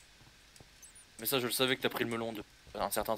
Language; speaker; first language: French; native; French